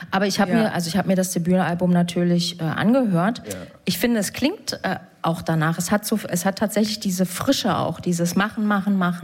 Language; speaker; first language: German; native; German